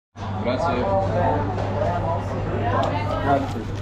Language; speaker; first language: Italian; non-native, learner; English